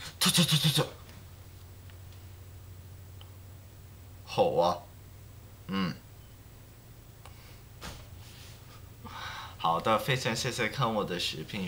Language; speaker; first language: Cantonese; non-native, learner; English